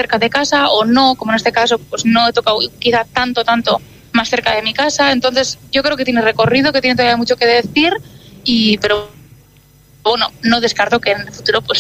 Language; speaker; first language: Spanish; non-native, local second language; Basque